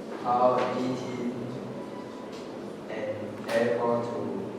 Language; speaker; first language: English; non-native, learner; Chinese